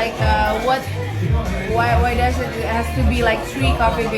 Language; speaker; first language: English; non-native, fluent; Indonesian